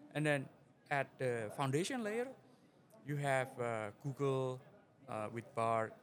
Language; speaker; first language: English; non-native, fluent; Indonesian